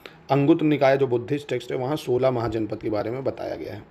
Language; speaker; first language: Hindi; native; Hindi